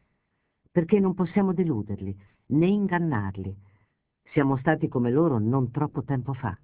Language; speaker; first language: Italian; native; Italian